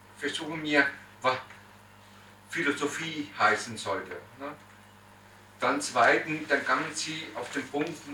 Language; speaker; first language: German; non-native, fluent; Spanish